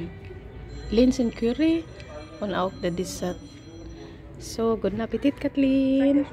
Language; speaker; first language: German; non-native, learner; Cebuano